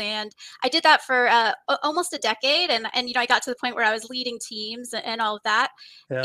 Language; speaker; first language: English; native; English